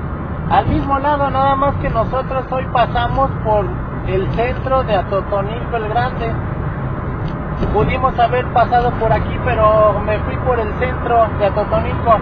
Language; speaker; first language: Spanish; native; Spanish